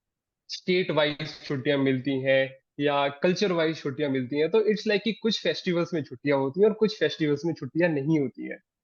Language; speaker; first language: Hindi; native; Hindi